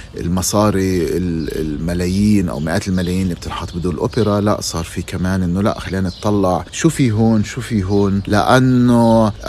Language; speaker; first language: Arabic; native; Arabic